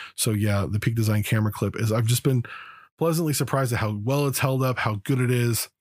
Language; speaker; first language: English; native; English